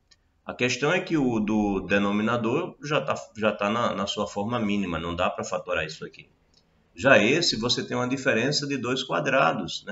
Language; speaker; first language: Portuguese; native; Portuguese